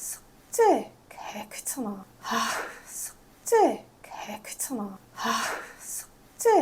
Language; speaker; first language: Korean; non-native, learner; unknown